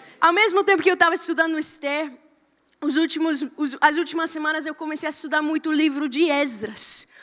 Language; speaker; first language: Portuguese; non-native, fluent; Spanish